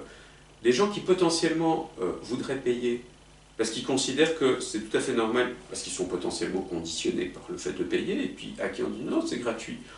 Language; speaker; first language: French; native; French